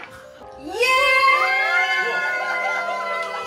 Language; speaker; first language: Japanese; native; Japanese